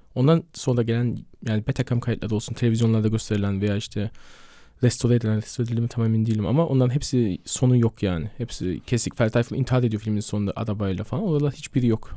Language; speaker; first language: Turkish; early bilingual, heritage; Turkish